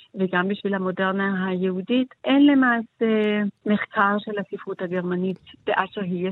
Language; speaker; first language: Hebrew; non-native, fluent; German